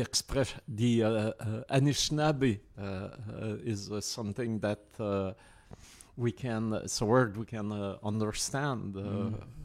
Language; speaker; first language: English; non-native, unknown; French